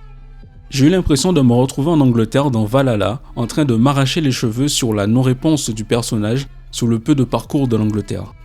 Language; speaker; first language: French; native; French